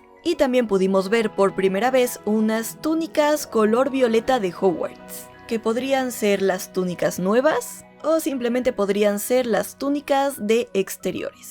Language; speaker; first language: Spanish; native; Spanish